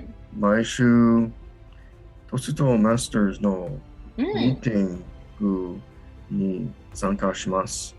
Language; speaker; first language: Japanese; non-native, learner; English